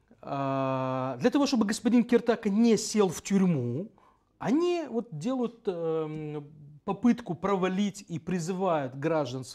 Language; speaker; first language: Russian; native; Russian